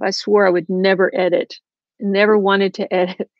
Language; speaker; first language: English; native; English